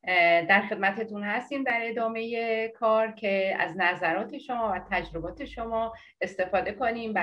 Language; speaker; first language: Persian; native; Persian